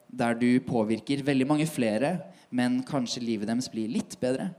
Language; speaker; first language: Norwegian; native; Norwegian